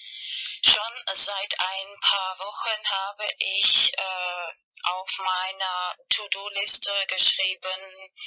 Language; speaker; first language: German; non-native, learner; Spanish